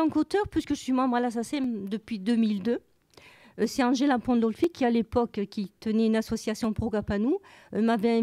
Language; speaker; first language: French; native; French